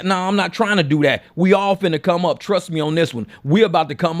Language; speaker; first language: English; native; English